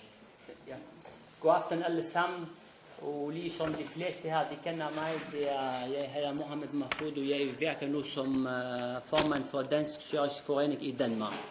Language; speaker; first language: Danish; non-native, fluent; Arabic